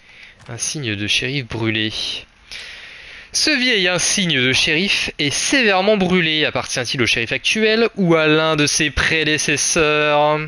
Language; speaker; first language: French; native; French